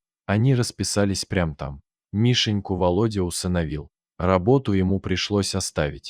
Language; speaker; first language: Russian; native; Russian